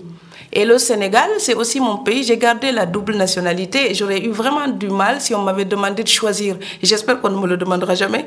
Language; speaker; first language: French; non-native, local second language; Serer